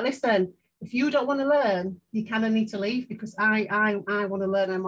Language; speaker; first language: English; native; English